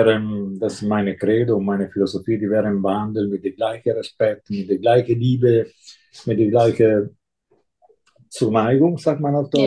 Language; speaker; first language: German; non-native, fluent; Italian